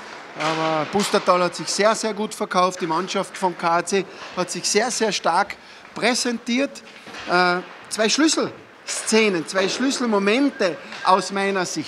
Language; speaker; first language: German; native; German